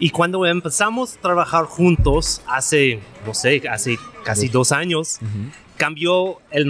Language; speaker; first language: Spanish; non-native, learner; English